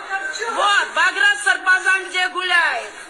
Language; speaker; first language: Russian; non-native, fluent; Armenian